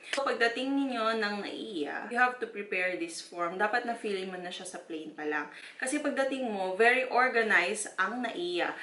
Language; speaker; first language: Filipino; native; Filipino